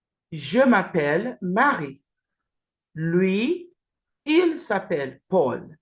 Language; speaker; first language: French; non-native, learner; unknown